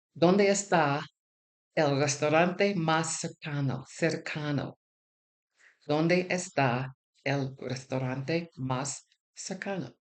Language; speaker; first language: Spanish; non-native, learner; English